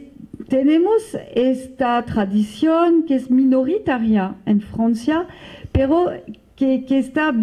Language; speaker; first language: Spanish; non-native, fluent; French